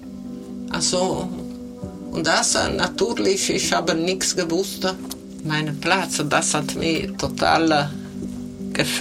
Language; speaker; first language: German; non-native, learner; Italian